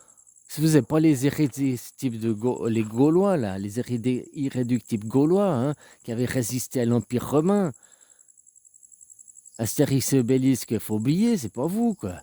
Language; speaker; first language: French; native; French